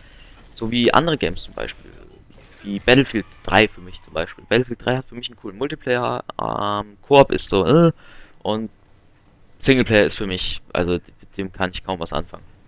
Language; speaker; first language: German; native; German